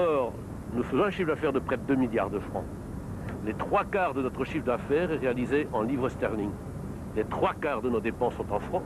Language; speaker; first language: French; native; French